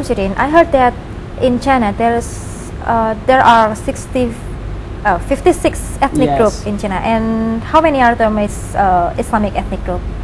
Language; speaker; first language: English; non-native, fluent; Indonesian